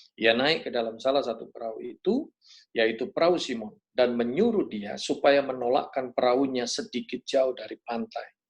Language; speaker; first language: Indonesian; native; Indonesian